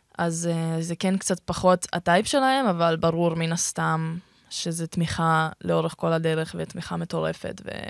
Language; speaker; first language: Hebrew; early bilingual, other home language; Russian